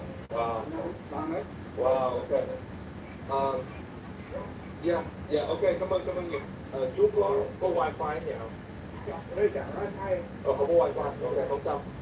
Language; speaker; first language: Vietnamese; early bilingual, heritage; Vietnamese